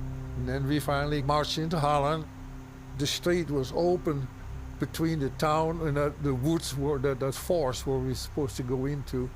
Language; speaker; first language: English; non-native, fluent; German